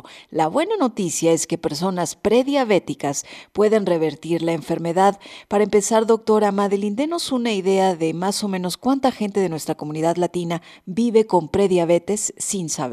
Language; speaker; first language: Spanish; native; Spanish